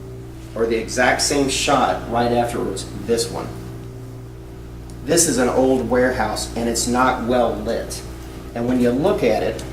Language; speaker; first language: English; native; English